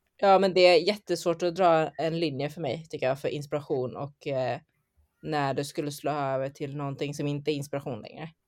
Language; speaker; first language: Swedish; early bilingual, other home language; Chinese